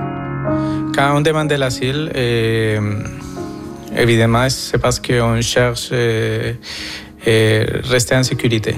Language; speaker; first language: French; non-native, fluent; Spanish